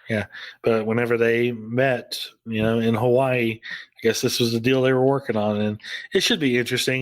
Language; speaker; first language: English; native; English